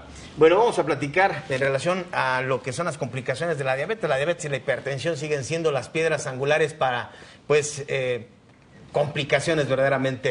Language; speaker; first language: Spanish; native; Spanish